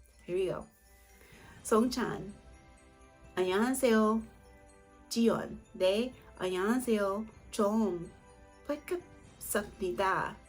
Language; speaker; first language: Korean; non-native, learner; English